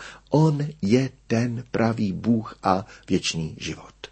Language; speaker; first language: Czech; native; Czech